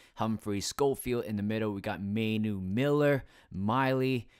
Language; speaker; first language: English; native; English